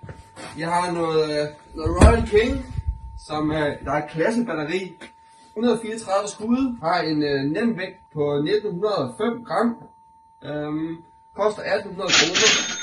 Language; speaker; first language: Danish; native; Danish